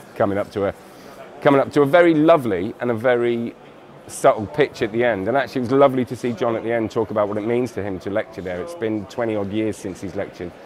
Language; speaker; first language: English; native; English